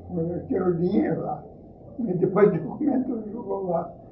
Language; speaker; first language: Portuguese; non-native, fluent; Ukrainian